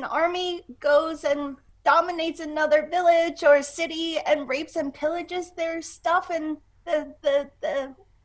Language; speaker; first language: English; non-native, local second language; Cantonese